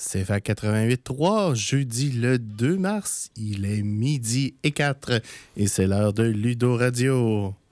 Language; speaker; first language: French; native; French